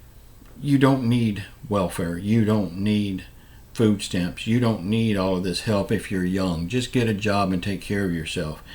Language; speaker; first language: English; native; English